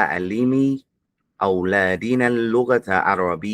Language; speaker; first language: Arabic; non-native, learner; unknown